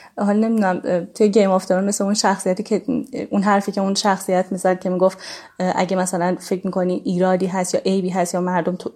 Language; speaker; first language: Persian; native; Persian